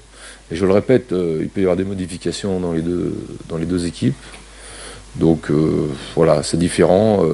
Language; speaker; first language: French; native; French